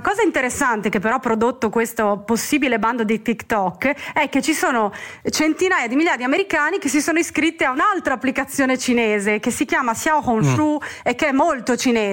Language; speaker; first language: Italian; native; Italian